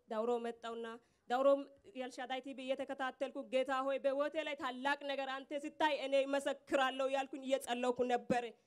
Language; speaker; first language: Amharic; non-native, local second language; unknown